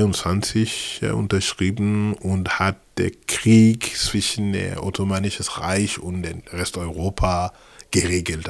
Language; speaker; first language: German; non-native, fluent; French